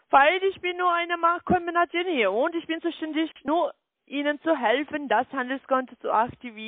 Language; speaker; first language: German; non-native, learner; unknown